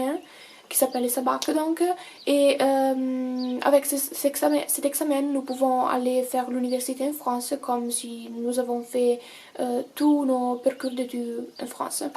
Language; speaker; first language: French; non-native, fluent; Italian